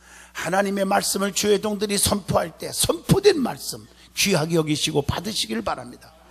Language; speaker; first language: Korean; native; Korean